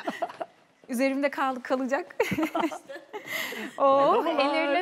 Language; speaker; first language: Turkish; native; Turkish